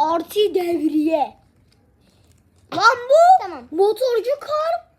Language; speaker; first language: Turkish; native; Turkish